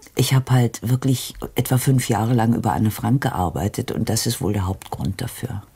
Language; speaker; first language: German; native; German